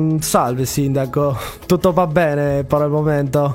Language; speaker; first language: Italian; non-native, learner; Spanish